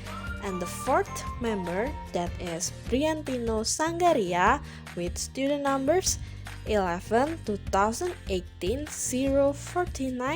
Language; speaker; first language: English; non-native, learner; Indonesian